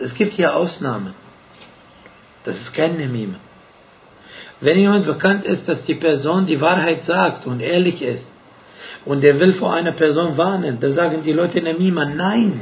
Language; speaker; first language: German; non-native, fluent; Arabic